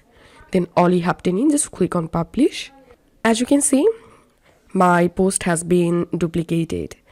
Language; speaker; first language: English; non-native, fluent; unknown